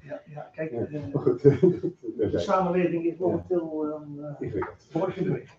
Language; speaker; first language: Dutch; native; Dutch